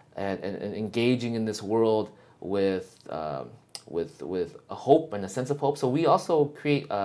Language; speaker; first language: English; early bilingual, other home language; Vietnamese